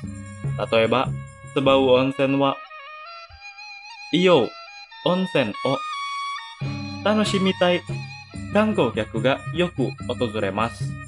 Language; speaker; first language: Japanese; non-native, fluent; Indonesian